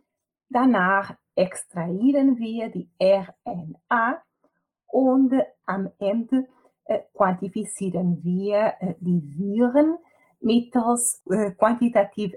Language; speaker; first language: German; non-native, fluent; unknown